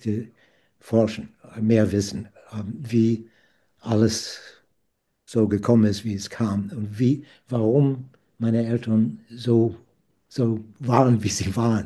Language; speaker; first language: German; non-native, fluent; English